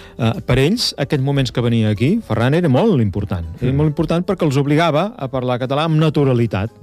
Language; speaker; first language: Catalan; native; Catalan